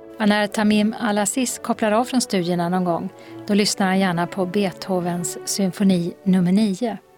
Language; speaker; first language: Swedish; native; Swedish